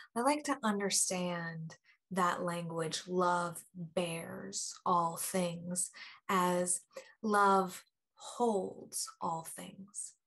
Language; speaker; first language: English; native; English